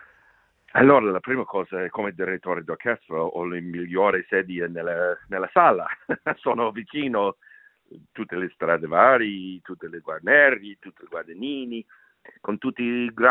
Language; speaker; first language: Italian; non-native, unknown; English